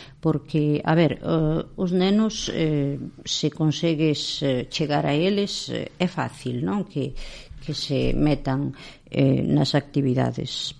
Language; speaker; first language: Galician; native; Galician